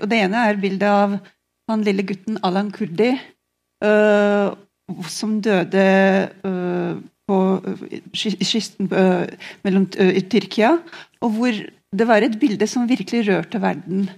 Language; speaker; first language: Norwegian; non-native, fluent; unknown